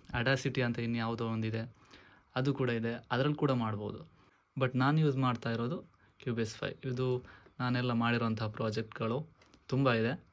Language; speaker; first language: Kannada; non-native, local second language; Tulu